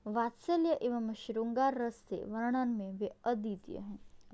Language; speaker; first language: Hindi; non-native, local second language; Gujarati